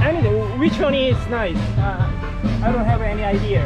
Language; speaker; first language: English; non-native, learner; Korean